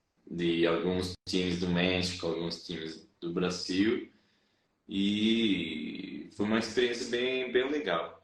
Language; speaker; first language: Portuguese; non-native, fluent; Spanish